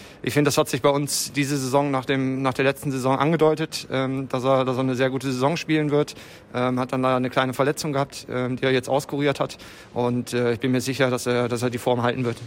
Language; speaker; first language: German; native; German